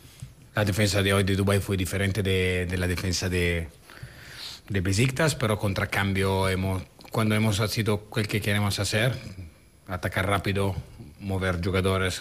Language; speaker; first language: Spanish; non-native, fluent; Italian